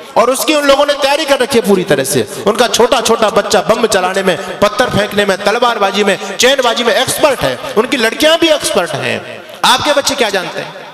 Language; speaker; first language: Hindi; native; Hindi